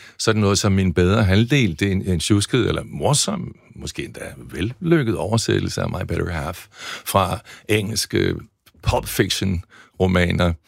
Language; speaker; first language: Danish; native; Danish